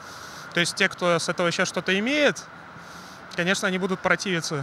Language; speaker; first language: Russian; native; Russian